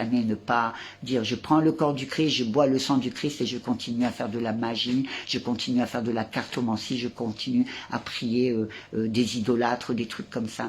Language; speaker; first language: French; native; French